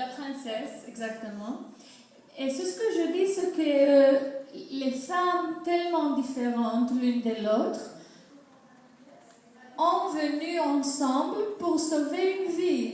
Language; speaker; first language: French; non-native, fluent; Greek